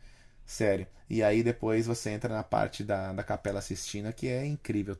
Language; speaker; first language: Portuguese; native; Portuguese